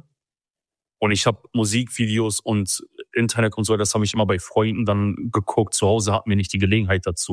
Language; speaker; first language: German; early bilingual, other home language; Kurdish